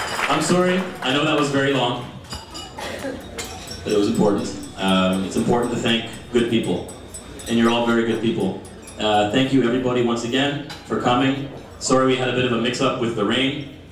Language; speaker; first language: English; early bilingual, other home language; Greek